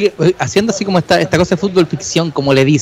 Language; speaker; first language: Spanish; native; Spanish